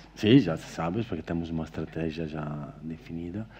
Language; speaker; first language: Portuguese; non-native, fluent; Italian